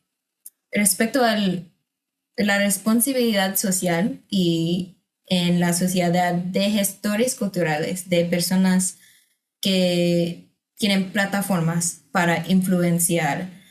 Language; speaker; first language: Spanish; non-native, fluent; English